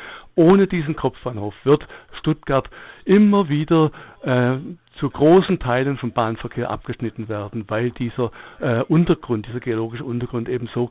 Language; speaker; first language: German; native; German